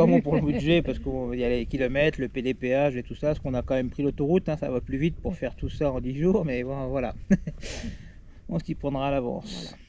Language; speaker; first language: French; native; French